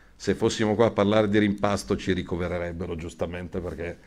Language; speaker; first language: Italian; native; Italian